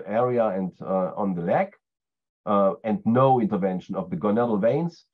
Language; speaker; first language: English; non-native, fluent; German